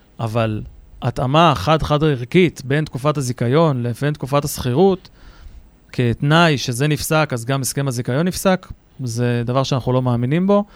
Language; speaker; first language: Hebrew; native; Hebrew